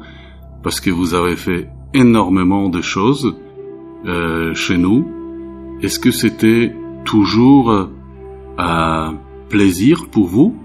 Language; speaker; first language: French; non-native, fluent; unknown